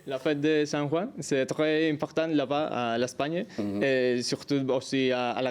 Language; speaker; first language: French; non-native, learner; Spanish